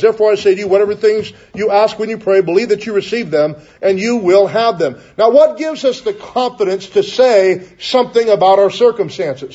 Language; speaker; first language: English; native; English